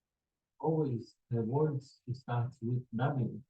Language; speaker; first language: English; non-native, learner; Portuguese